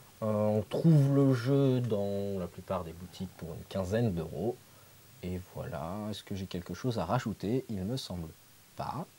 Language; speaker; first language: French; native; French